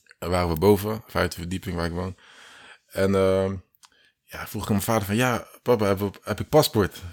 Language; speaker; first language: Dutch; early bilingual, other home language; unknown